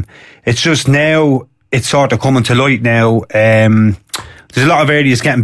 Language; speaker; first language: English; native; English